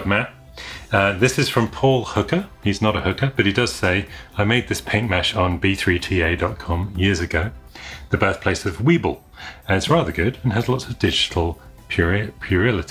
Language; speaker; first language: English; native; English